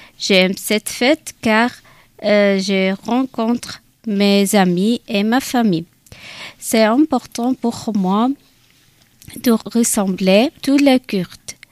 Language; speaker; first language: French; non-native, learner; Kurdish